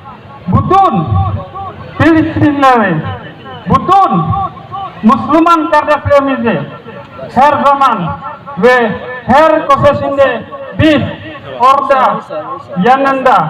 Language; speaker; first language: Turkish; non-native, learner; Indonesian